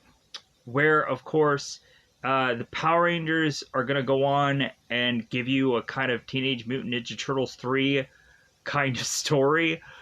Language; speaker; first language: English; native; English